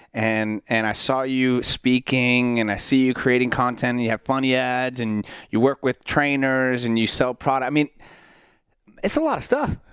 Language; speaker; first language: English; native; English